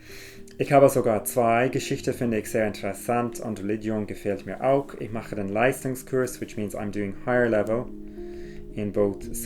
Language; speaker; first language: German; non-native, fluent; English